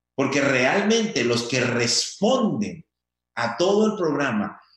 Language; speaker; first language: Spanish; native; Spanish